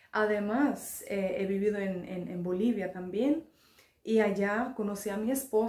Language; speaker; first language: Spanish; non-native, fluent; Finnish